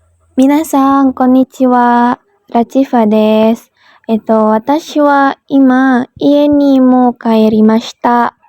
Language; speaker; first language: Japanese; non-native, learner; Indonesian